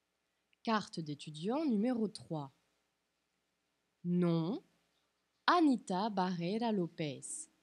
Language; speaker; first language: French; non-native, fluent; Portuguese